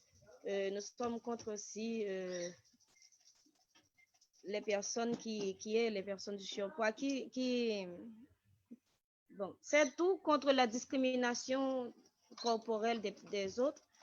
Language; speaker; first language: French; non-native, local second language; Haitian Creole